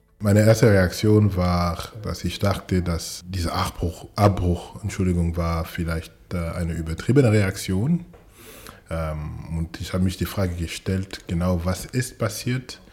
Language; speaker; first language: German; non-native, fluent; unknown